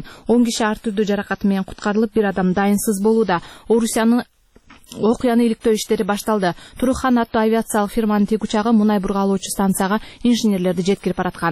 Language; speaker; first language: Kyrgyz; native; Kyrgyz